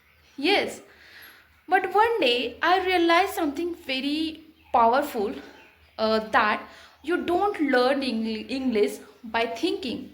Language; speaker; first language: English; non-native, fluent; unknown